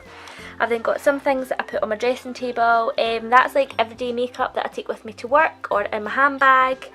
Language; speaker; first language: English; native; English